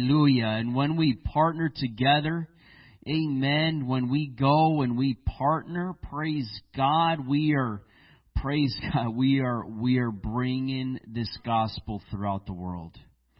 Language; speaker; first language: English; native; English